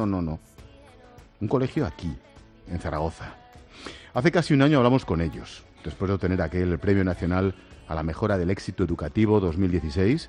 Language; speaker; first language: Spanish; native; Spanish